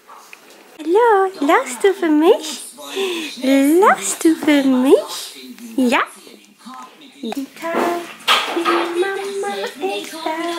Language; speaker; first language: German; native; German